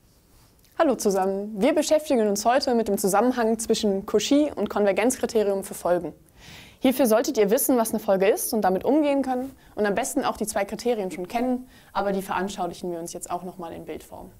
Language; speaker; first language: German; native; German